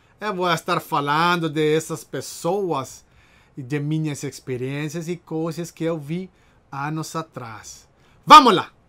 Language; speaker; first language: Portuguese; non-native, learner; Spanish